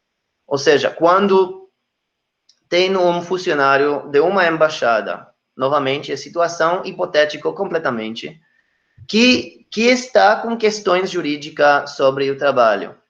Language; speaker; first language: Portuguese; non-native, fluent; Hebrew